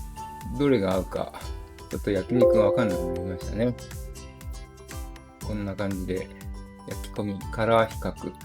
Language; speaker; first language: Japanese; native; Japanese